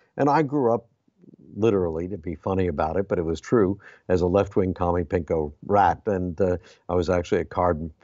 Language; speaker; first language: English; native; English